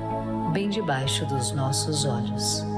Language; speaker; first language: Portuguese; native; Portuguese